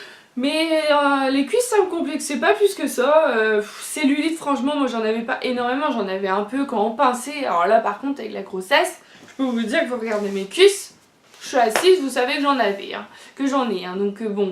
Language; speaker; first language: French; native; French